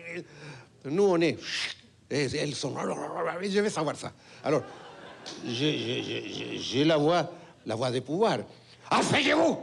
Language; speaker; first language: French; non-native, fluent; Spanish